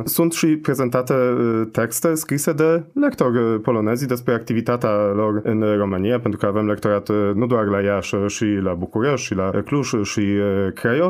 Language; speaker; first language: Romanian; non-native, fluent; Polish